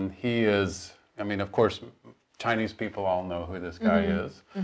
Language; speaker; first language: English; native; English